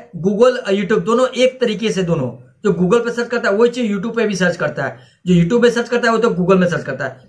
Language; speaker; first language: Hindi; native; Hindi